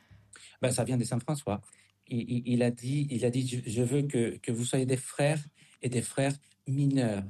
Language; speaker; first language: French; non-native, fluent; Spanish